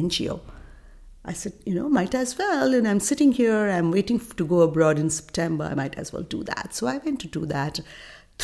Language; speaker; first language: English; non-native, local second language; Bangla